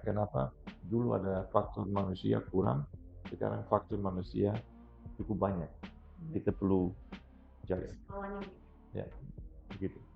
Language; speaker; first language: Indonesian; non-native, fluent; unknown